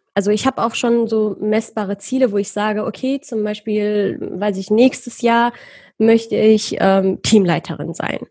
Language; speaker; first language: German; early bilingual, other home language; Persian